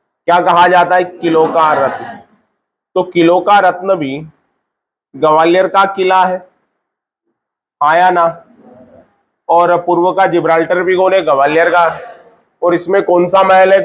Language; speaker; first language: Hindi; native; Hindi